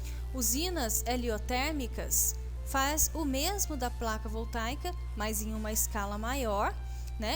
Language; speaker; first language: Portuguese; native; Portuguese